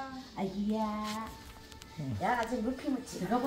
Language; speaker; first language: Korean; native; Korean